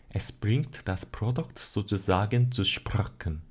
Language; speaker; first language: German; non-native, learner; Korean